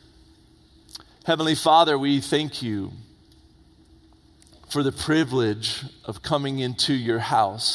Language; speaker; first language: English; native; English